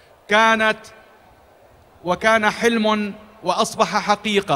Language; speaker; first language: Arabic; native; Arabic